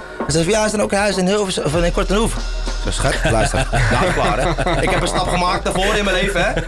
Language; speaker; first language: Dutch; early bilingual, other home language; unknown